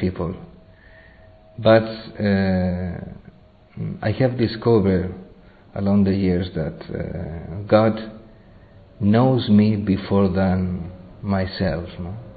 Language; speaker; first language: English; non-native, fluent; Spanish